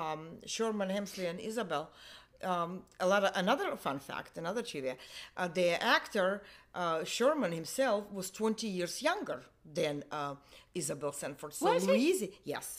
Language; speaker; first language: English; non-native, fluent; Russian